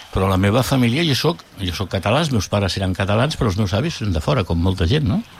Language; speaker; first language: Catalan; non-native, local second language; Spanish